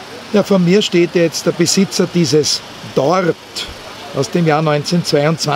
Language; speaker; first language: German; native; German